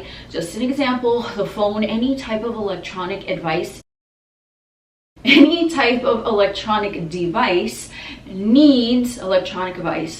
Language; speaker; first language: English; native; English